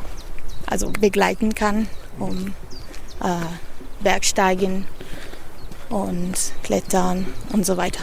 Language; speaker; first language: German; non-native, fluent; Italian